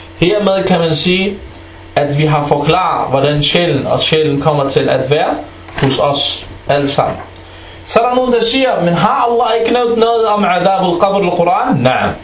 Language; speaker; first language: Danish; early bilingual, other home language; Arabic